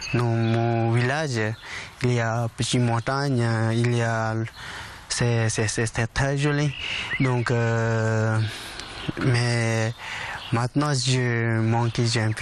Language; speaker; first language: French; non-native, learner; Tibetan